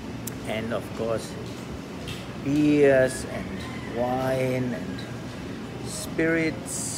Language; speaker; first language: English; non-native, fluent; German